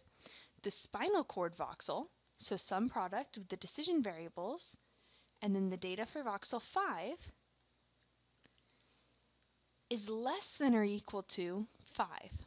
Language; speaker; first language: English; native; English